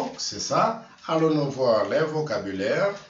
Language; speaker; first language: French; non-native, local second language; Haitian Creole